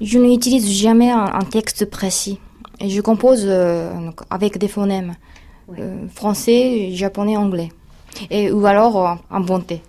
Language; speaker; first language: French; non-native, fluent; Japanese